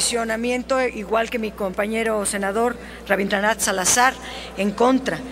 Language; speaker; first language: Spanish; native; Spanish